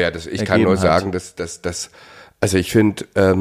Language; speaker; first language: German; native; German